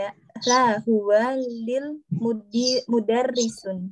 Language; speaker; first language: Arabic; non-native, learner; Indonesian